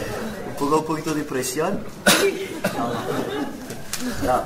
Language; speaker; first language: Spanish; non-native, learner; French